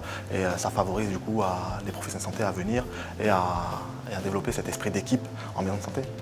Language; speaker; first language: French; native; French